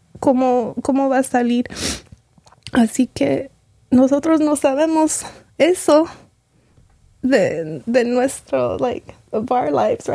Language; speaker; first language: Spanish; early bilingual, heritage; Spanish